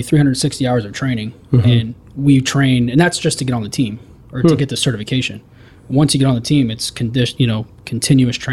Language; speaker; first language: English; native; English